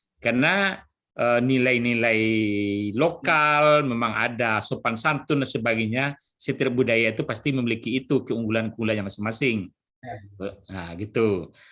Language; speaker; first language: Indonesian; non-native, local second language; Minangkabau